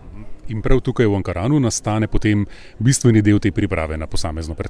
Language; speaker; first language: Slovenian; native; Slovenian